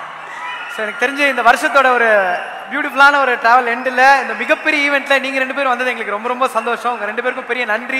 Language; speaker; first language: Tamil; native; Tamil